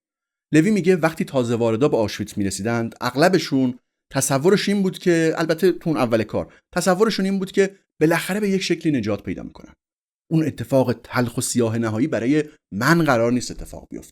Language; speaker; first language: Persian; native; Persian